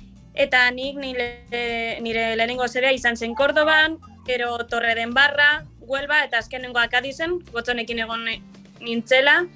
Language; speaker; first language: Basque; non-native, local second language; Spanish